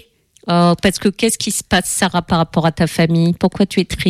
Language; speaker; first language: French; native; French